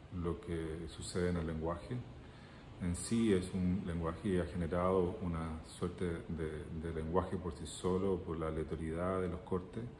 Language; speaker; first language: Spanish; native; Spanish